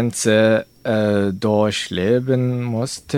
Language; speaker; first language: German; non-native, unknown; Arabic